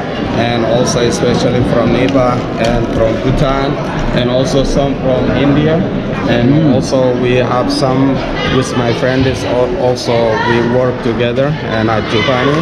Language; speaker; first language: English; non-native, learner; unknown